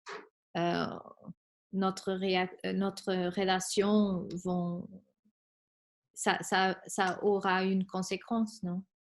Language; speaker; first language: French; non-native, fluent; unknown